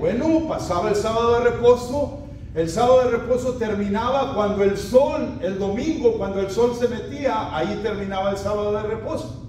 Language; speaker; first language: Spanish; native; Spanish